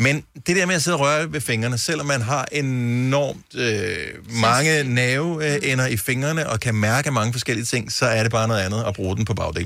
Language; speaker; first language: Danish; native; Danish